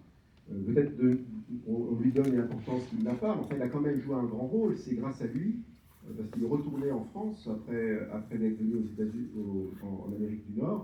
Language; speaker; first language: French; native; French